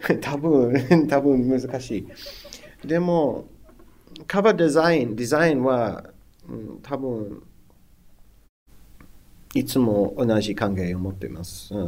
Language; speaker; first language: Japanese; non-native, learner; English